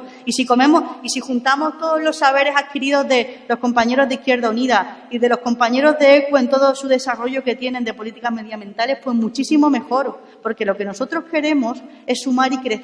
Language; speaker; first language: Spanish; native; Spanish